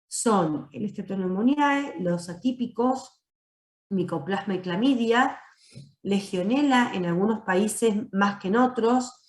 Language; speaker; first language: Spanish; native; Spanish